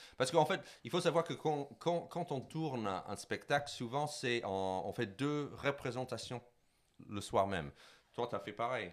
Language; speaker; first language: French; non-native, fluent; English